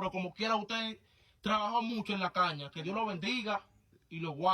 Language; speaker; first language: Spanish; native; Spanish